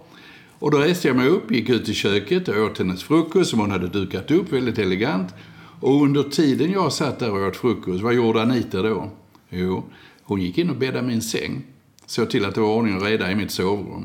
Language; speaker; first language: Swedish; native; Swedish